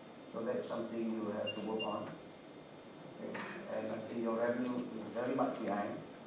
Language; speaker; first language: English; non-native, local second language; Malay